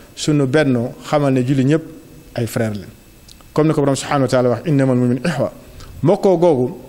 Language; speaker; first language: Wolof; native; Wolof